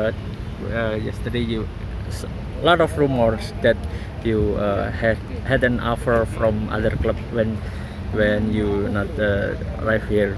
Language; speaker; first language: English; non-native, learner; Indonesian